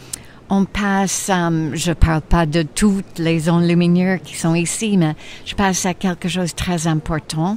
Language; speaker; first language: French; non-native, fluent; English